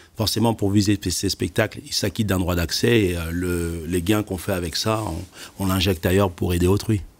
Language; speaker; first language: French; native; French